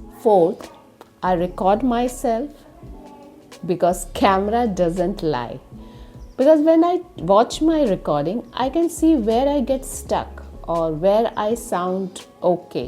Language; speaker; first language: English; non-native, learner; Hindi